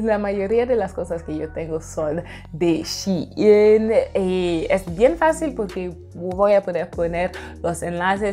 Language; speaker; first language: Spanish; non-native, fluent; English